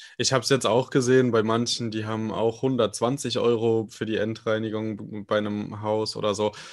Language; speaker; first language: German; native; German